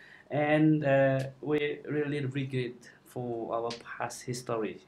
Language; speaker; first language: English; non-native, fluent; Khmer